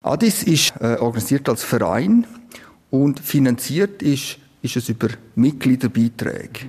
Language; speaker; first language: German; native; German